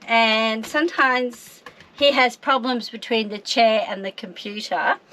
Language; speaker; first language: English; native; English